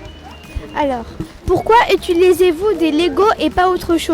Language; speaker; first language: French; native; French